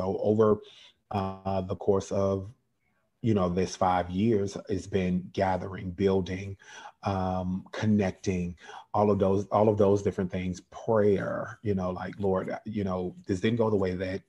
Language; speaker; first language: English; native; English